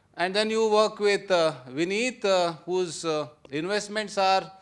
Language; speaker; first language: English; non-native, local second language; Marathi